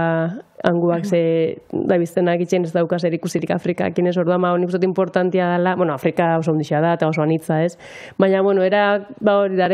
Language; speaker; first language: Basque; native; Basque